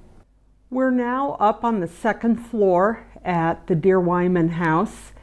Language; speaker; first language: English; native; English